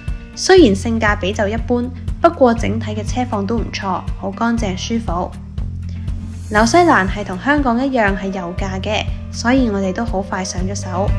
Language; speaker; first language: Chinese; native; Chinese